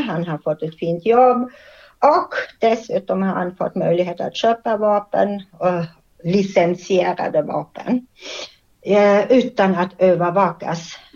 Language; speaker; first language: Swedish; non-native, fluent; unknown